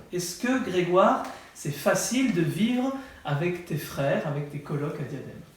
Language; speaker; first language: French; native; French